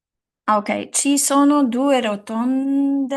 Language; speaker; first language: Italian; non-native, learner; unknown